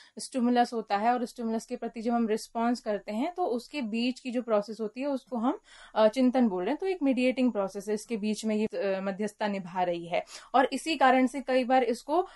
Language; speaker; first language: Hindi; native; Hindi